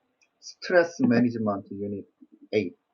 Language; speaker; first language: English; non-native, learner; Korean